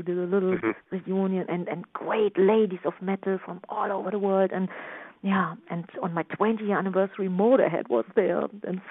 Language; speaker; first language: English; non-native, fluent; German